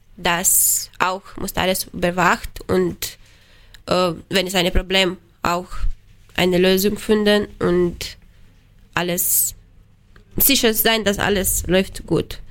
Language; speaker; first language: German; non-native, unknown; Romanian